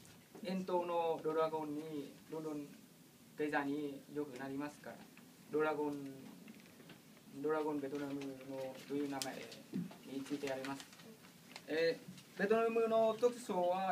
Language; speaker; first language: Japanese; non-native, learner; Vietnamese